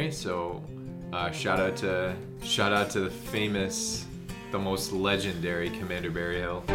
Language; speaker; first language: English; native; English